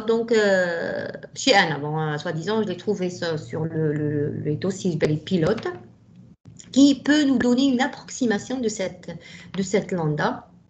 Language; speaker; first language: French; non-native, local second language; Arabic